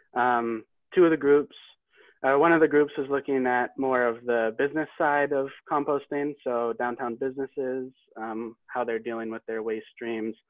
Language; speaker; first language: English; native; English